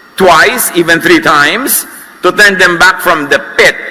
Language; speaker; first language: English; non-native, local second language; Filipino